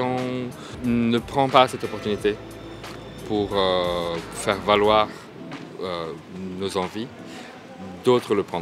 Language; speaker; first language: French; native; French